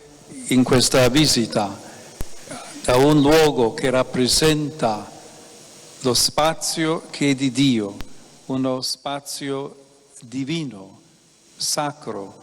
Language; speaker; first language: Italian; non-native, fluent; English